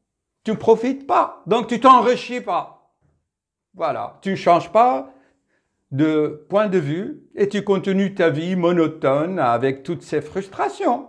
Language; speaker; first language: French; native; French